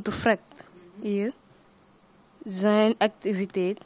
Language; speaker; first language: German; non-native, learner; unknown